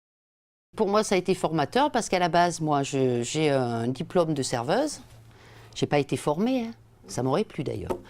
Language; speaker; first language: French; native; French